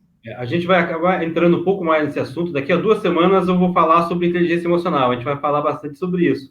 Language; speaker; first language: Portuguese; native; Portuguese